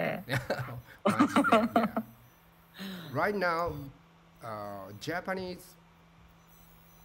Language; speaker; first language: English; non-native, learner; Japanese